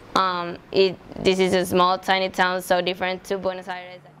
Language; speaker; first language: English; non-native, fluent; Spanish